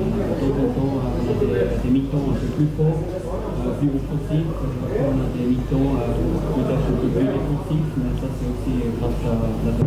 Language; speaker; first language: French; non-native, fluent; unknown